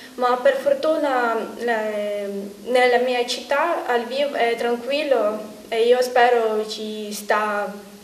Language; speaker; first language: Italian; non-native, learner; Ukrainian